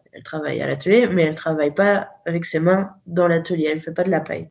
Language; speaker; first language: French; native; French